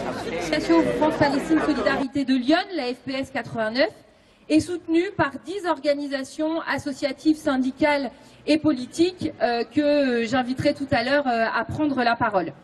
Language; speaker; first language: French; native; French